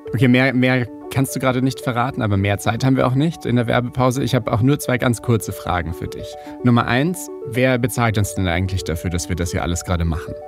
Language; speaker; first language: German; native; German